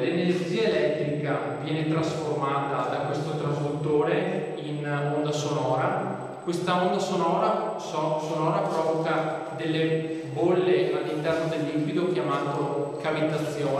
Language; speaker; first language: Italian; native; Italian